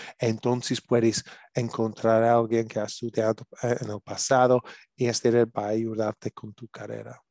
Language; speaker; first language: Spanish; non-native, learner; English